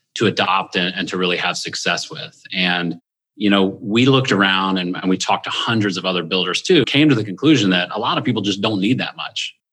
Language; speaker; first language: English; native; English